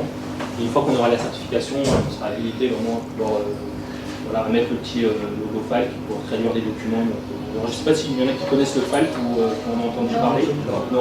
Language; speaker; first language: French; native; French